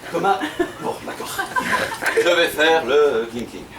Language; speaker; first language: French; native; French